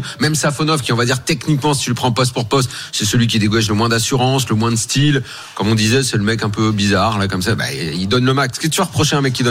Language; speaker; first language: French; native; French